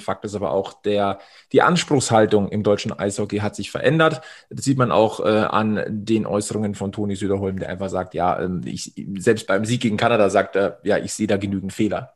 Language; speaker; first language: German; native; German